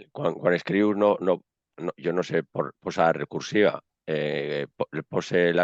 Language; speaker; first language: Catalan; non-native, local second language; Spanish